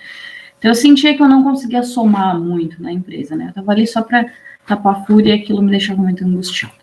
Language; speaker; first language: Portuguese; native; Portuguese